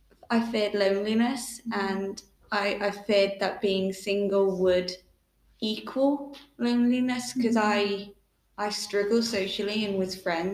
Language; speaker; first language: English; native; English